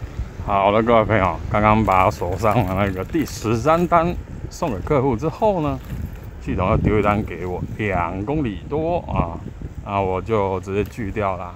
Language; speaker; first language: Chinese; native; Chinese